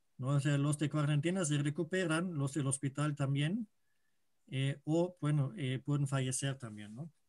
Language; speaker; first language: Spanish; non-native, fluent; German